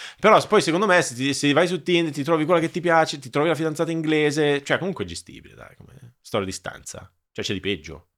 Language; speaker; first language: Italian; native; Italian